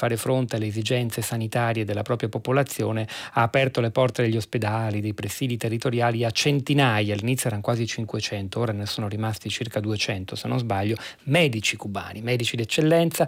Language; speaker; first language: Italian; native; Italian